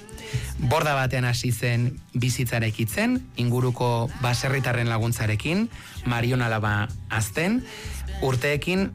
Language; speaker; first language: Basque; native; Basque